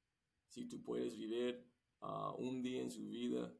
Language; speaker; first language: Spanish; non-native, learner; English